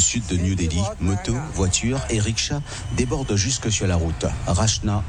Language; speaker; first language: French; native; French